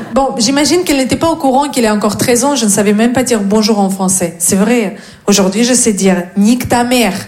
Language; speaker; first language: French; non-native, fluent; Russian